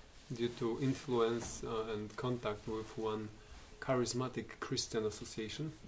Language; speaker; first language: English; non-native, fluent; Polish